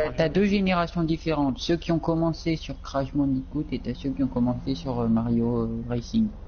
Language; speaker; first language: French; native; French